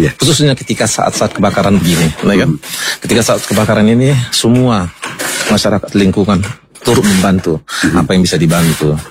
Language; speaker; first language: Indonesian; non-native, local second language; Batak Toba